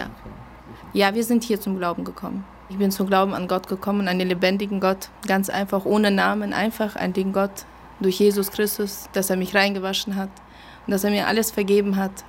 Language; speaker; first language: German; early bilingual, other home language; Russian